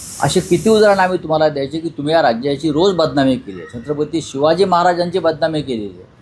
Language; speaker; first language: Marathi; native; Marathi